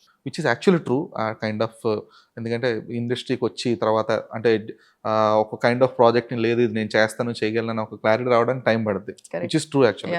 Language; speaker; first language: Telugu; native; Telugu